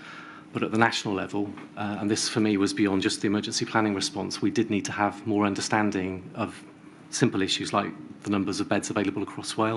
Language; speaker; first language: English; native; English